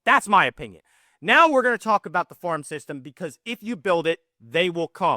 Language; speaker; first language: English; native; English